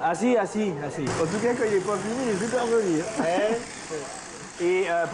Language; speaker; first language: French; native; French